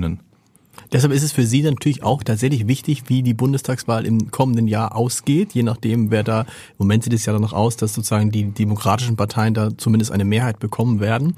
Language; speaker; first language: German; native; German